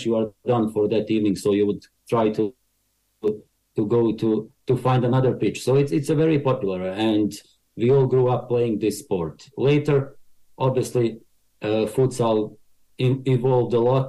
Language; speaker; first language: English; non-native, fluent; Bosnian